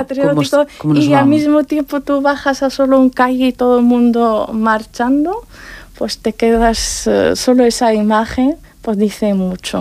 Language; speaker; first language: Spanish; non-native, fluent; Arabic